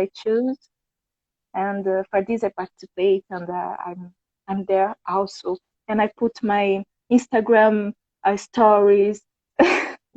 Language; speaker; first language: English; non-native, fluent; Portuguese